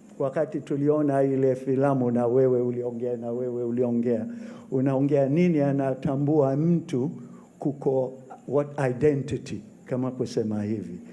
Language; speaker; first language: Swahili; non-native, fluent; English